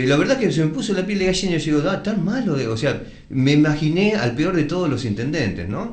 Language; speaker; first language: Spanish; native; Spanish